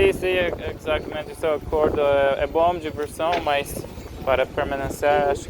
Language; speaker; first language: Portuguese; non-native, learner; English